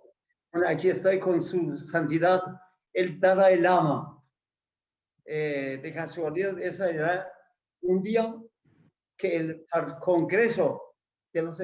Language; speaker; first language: Spanish; non-native, learner; Persian